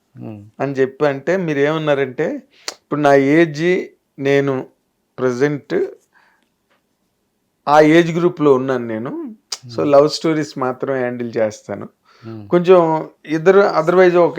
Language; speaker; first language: Telugu; native; Telugu